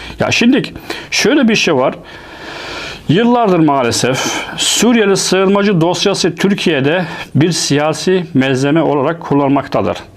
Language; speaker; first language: Turkish; non-native, fluent; Arabic